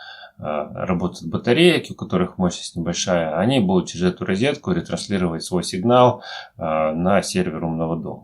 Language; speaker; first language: Russian; native; Russian